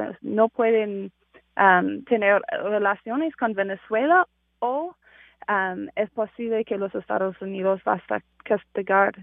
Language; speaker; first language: Spanish; non-native, fluent; English